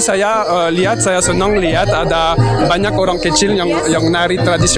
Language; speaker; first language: Indonesian; non-native, learner; French